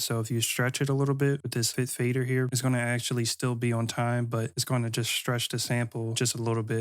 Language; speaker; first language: English; native; English